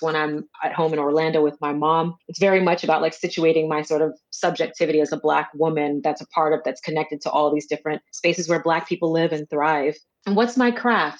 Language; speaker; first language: English; native; English